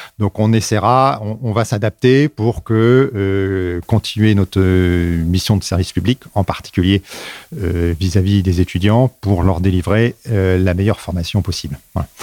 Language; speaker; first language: French; native; French